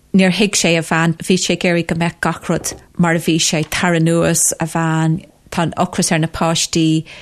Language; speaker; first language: Irish; non-native, local second language; English